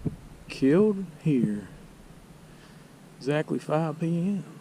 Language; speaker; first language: English; native; English